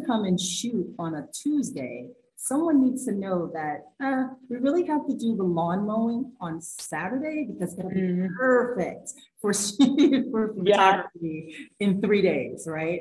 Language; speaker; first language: English; native; English